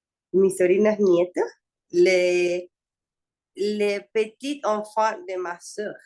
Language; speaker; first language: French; non-native, learner; Spanish